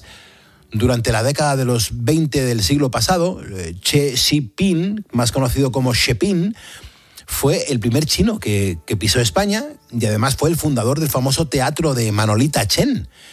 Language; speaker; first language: Spanish; native; Spanish